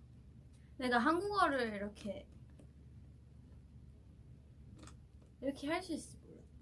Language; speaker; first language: Korean; non-native, fluent; Thai